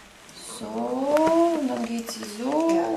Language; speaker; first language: German; non-native, fluent; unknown